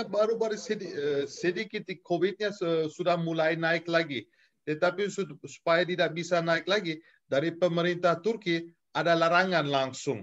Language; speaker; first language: Indonesian; non-native, fluent; Turkish